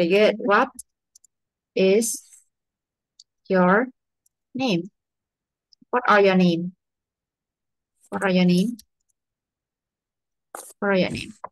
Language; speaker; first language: English; non-native, learner; Vietnamese